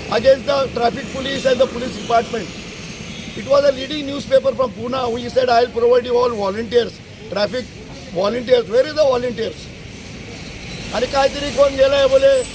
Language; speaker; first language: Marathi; non-native, local second language; Urdu